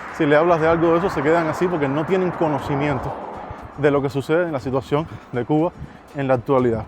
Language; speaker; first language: Spanish; native; Spanish